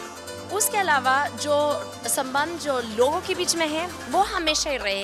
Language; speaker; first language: Hindi; non-native, fluent; English